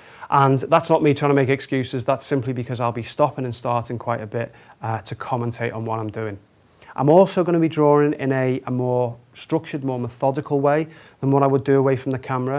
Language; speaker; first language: English; native; English